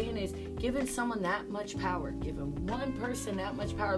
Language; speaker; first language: English; native; English